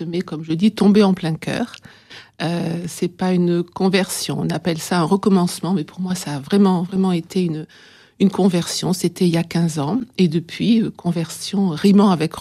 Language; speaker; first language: French; native; French